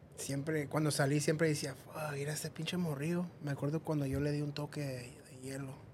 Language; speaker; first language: Spanish; early bilingual, heritage; Spanish